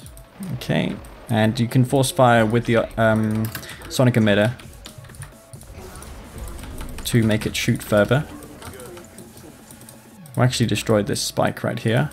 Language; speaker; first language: English; native; English